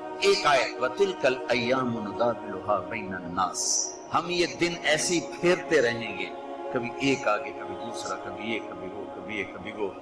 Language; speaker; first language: Urdu; non-native, local second language; Punjabi